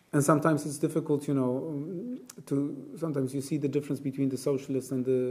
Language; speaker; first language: English; non-native, fluent; Polish